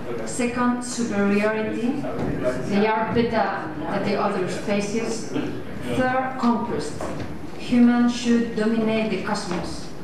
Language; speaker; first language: English; non-native, fluent; Spanish